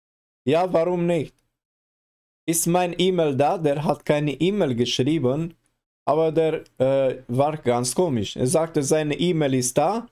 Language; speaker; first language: German; non-native, learner; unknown